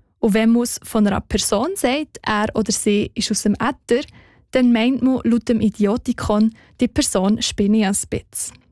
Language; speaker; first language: German; native; German